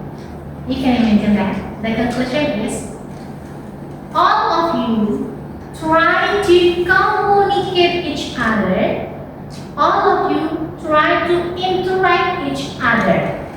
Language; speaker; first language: English; non-native, learner; Indonesian